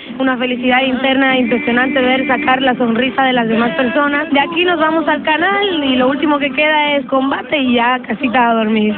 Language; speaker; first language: Spanish; non-native, fluent; Romanian